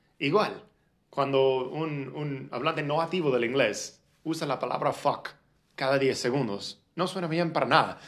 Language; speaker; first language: Spanish; non-native, fluent; English